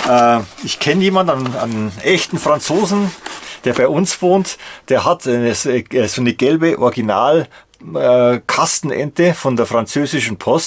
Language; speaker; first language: German; native; German